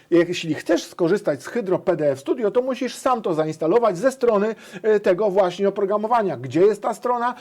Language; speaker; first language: Polish; native; Polish